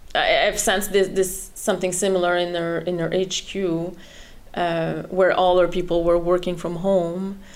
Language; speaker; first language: English; non-native, fluent; French